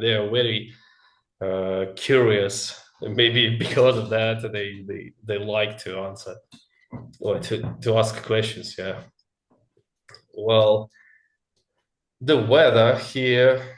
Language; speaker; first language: English; non-native, learner; Russian